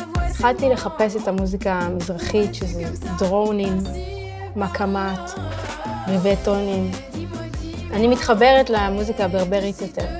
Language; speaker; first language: Hebrew; native; Hebrew